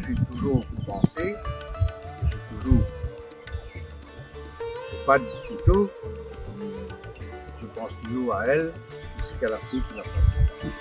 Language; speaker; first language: French; non-native, local second language; Morisyen